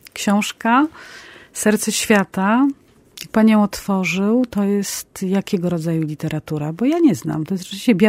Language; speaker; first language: Polish; native; Polish